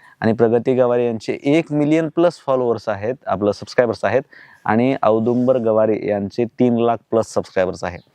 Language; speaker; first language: Marathi; native; Marathi